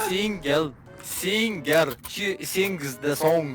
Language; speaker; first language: English; non-native, learner; Lithuanian